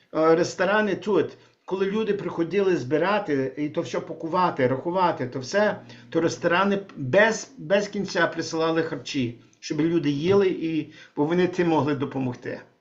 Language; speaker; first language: Ukrainian; early bilingual, heritage; Ukrainian